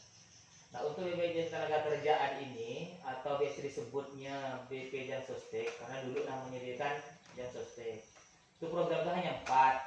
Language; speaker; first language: Malay; native; Malay